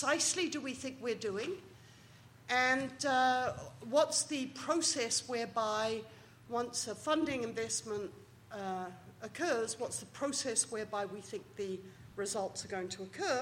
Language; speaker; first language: English; native; English